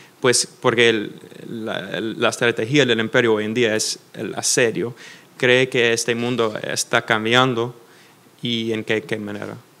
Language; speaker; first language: Spanish; non-native, fluent; English